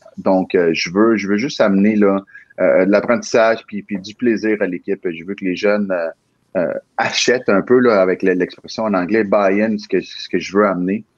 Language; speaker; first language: French; early bilingual, other home language; Spanish